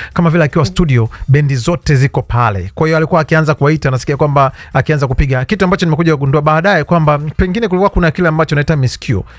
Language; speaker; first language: Swahili; native; Swahili